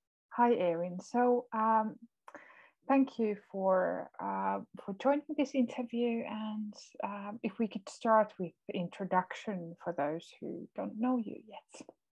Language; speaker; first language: English; non-native, fluent; Finnish